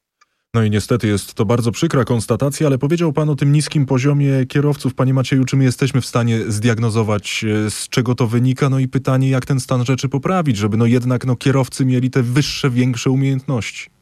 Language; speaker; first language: Polish; native; Polish